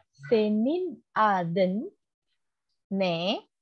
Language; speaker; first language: Turkish; non-native, fluent; Indonesian